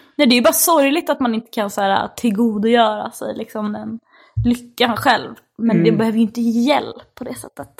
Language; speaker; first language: Swedish; native; Swedish